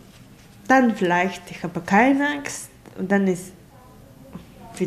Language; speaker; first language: German; non-native, learner; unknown